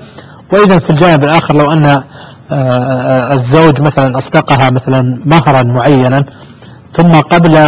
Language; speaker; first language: Arabic; native; Arabic